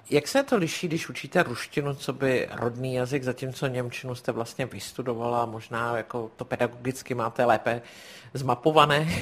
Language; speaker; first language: Czech; native; Czech